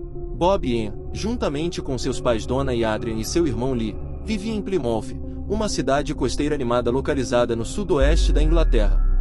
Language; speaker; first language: Portuguese; native; Portuguese